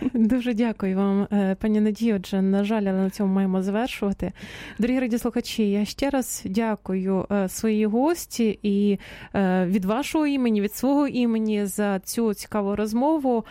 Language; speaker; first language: Ukrainian; native; Ukrainian